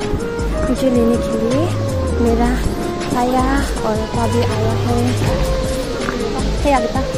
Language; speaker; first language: Hindi; non-native, local second language; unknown